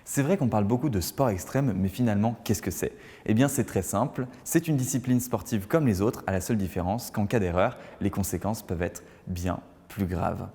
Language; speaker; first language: French; native; French